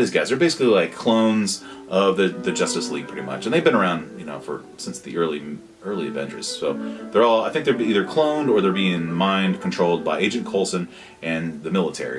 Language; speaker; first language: English; native; English